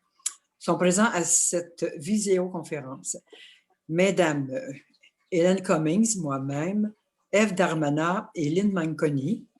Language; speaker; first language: French; native; French